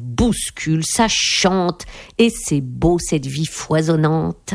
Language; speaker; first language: French; native; French